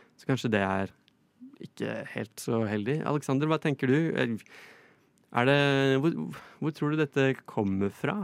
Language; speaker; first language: Norwegian; native; Norwegian